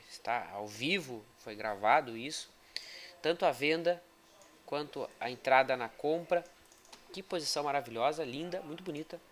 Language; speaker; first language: Portuguese; native; Portuguese